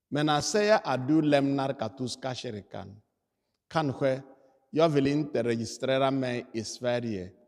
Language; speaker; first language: Swedish; non-native, fluent; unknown